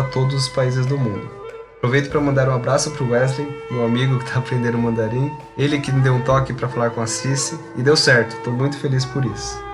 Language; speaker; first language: Portuguese; native; Portuguese